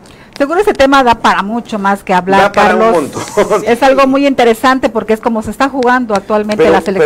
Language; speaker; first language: Spanish; native; Spanish